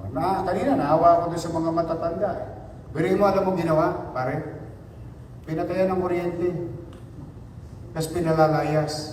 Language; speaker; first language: Filipino; native; Filipino